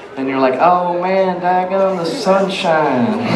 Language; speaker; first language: English; native; English